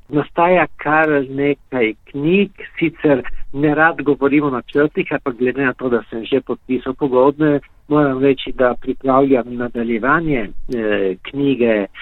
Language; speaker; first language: Slovenian; native; Slovenian